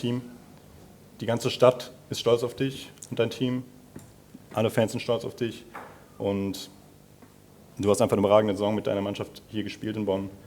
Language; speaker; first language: German; native; German